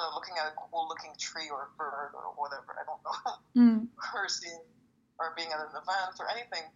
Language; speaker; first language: English; non-native, fluent; French